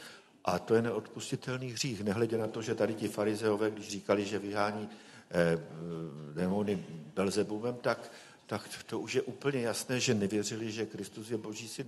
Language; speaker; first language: Czech; native; Czech